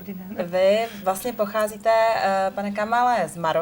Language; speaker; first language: Czech; native; Czech